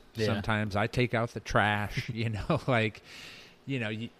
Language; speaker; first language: English; native; English